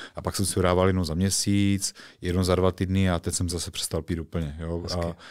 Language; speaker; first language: Czech; native; Czech